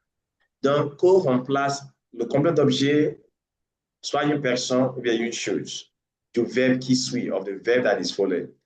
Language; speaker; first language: French; non-native, learner; English